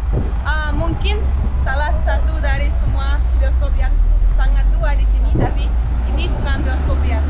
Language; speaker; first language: Indonesian; non-native, fluent; Russian